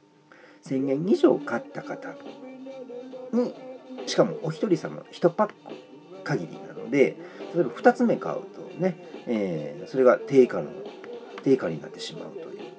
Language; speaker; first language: Japanese; native; Japanese